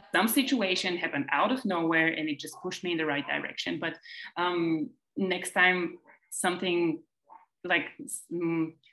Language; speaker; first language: English; non-native, fluent; Bulgarian